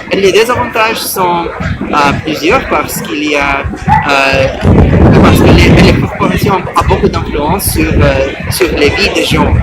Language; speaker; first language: French; non-native, learner; English